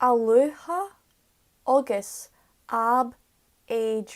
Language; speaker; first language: Irish; non-native, learner; English